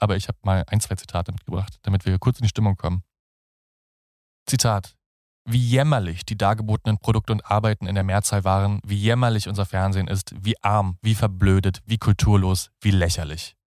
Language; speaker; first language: German; native; German